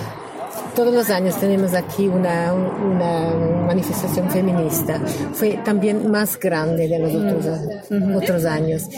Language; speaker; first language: Spanish; non-native, learner; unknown